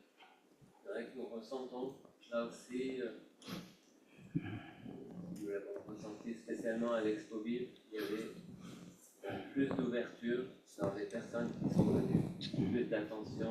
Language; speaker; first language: French; native; French